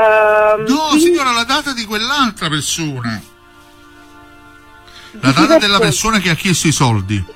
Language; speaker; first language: Italian; native; Italian